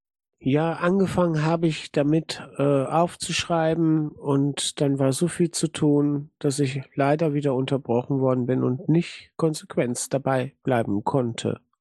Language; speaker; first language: German; native; German